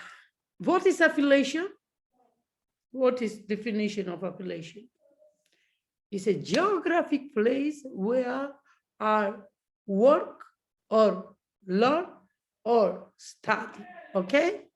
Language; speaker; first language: English; non-native, learner; Georgian